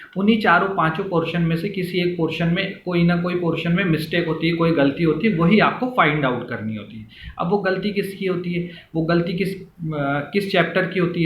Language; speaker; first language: Hindi; native; Hindi